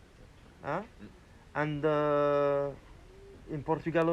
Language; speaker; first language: English; non-native, learner; French